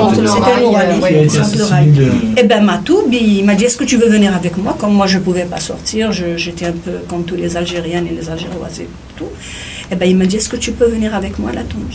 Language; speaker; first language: French; non-native, local second language; Kabyle